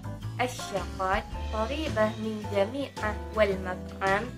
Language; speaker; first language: Arabic; non-native, learner; Malay